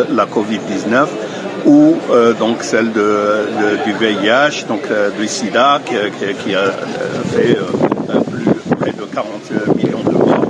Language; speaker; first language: French; native; French